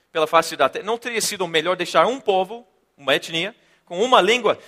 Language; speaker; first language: Portuguese; non-native, fluent; English